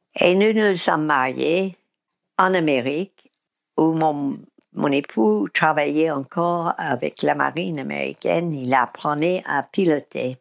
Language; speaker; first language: French; non-native, fluent; English